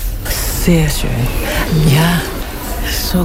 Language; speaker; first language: German; non-native, learner; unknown